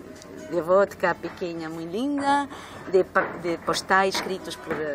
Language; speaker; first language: Spanish; non-native, learner; Portuguese